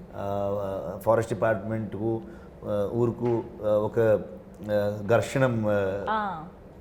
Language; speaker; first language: Telugu; non-native, learner; Kannada